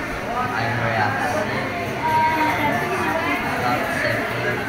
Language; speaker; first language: English; non-native, learner; Indonesian